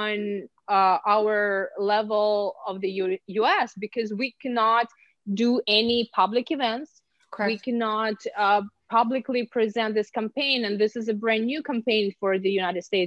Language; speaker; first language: English; non-native, fluent; Ukrainian